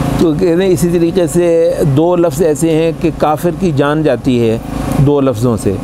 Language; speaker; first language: Urdu; non-native, local second language; Punjabi